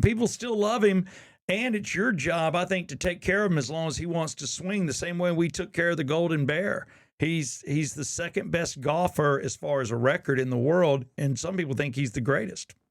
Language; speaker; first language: English; native; English